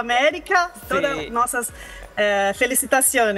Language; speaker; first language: Spanish; non-native, learner; Portuguese